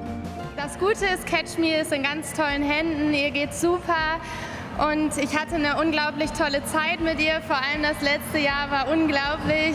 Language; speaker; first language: German; native; German